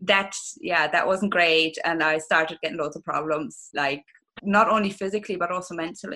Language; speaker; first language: English; non-native, fluent; German